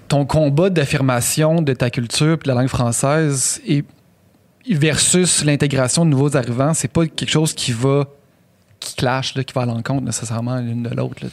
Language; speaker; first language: French; native; French